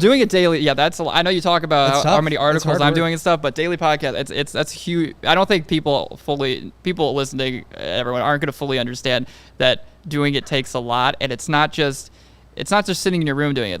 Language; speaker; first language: English; native; English